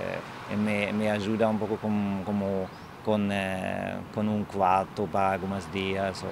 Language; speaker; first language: Portuguese; non-native, learner; German